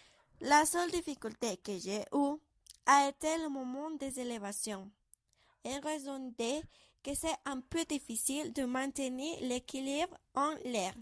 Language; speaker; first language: French; non-native, learner; Spanish